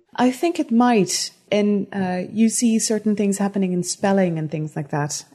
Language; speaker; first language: English; non-native, fluent; Dutch